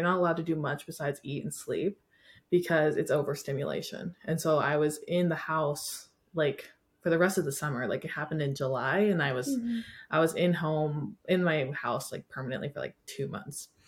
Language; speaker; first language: English; native; English